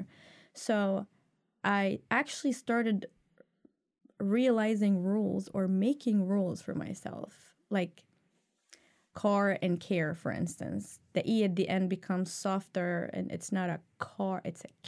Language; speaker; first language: English; non-native, fluent; Arabic